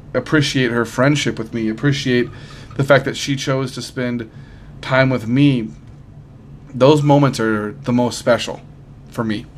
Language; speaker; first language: English; native; English